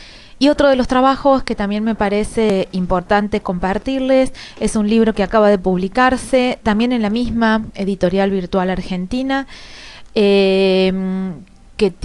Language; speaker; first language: Spanish; native; Spanish